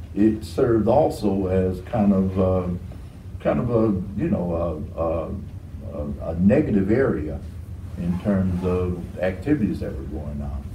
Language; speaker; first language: English; native; English